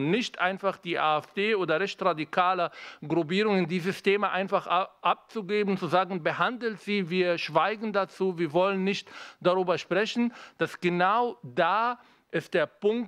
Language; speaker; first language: German; non-native, fluent; Arabic